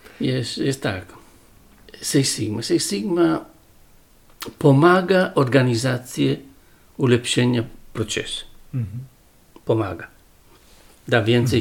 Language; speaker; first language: Polish; non-native, learner; Italian